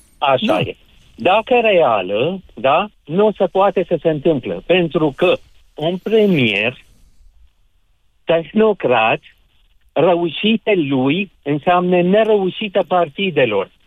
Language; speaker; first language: Romanian; non-native, fluent; Arabic